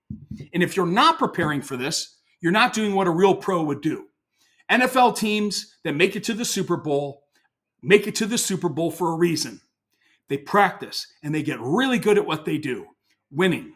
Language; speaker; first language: English; native; English